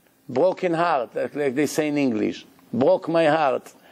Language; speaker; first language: English; non-native, fluent; Hebrew